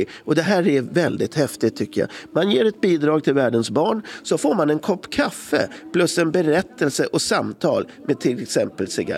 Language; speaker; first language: Swedish; native; Swedish